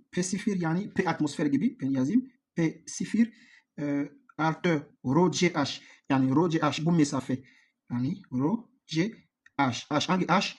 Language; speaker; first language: Turkish; non-native, learner; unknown